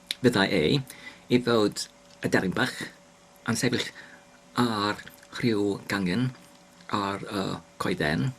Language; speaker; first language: Welsh; non-native, learner; English